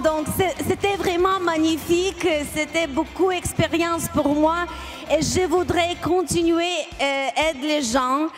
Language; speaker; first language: French; non-native, learner; Ukrainian